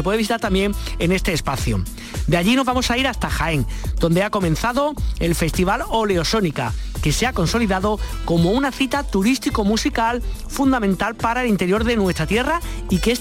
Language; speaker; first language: Spanish; native; Spanish